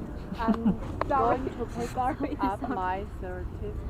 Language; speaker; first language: English; non-native, learner; Chinese